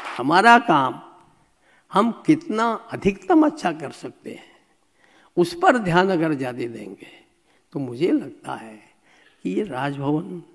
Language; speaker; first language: Hindi; native; Hindi